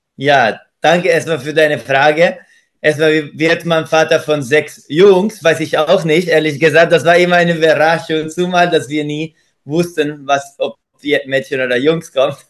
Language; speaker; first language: German; non-native, fluent; Italian